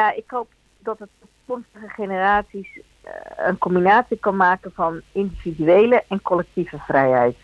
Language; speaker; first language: Dutch; early bilingual, other home language; Spanish